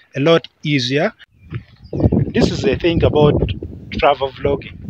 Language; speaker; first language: English; non-native, local second language; Acoli